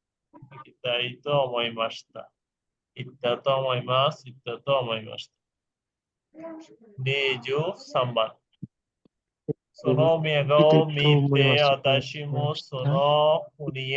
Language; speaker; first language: Japanese; non-native, fluent; Bangla